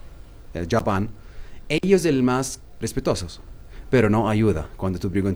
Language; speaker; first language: Spanish; non-native, learner; Arabic